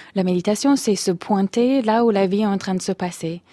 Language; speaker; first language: French; non-native, fluent; English